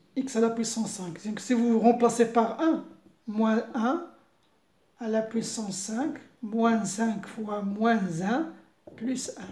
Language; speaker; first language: French; non-native, local second language; Arabic